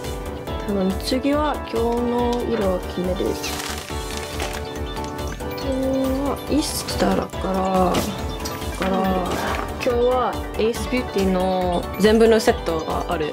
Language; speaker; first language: Japanese; non-native, learner; English